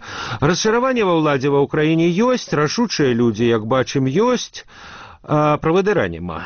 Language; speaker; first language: Belarusian; native; Belarusian